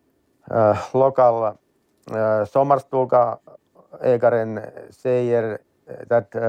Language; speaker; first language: Swedish; non-native, learner; Finnish